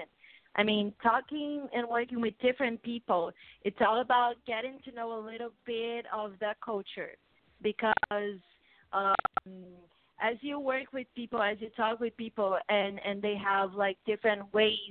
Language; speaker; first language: English; non-native, fluent; Portuguese